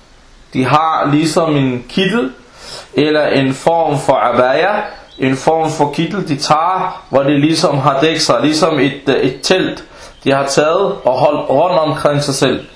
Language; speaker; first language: Danish; non-native, fluent; Arabic